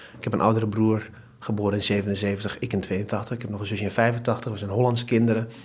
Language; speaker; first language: Dutch; early bilingual, other home language; Turkish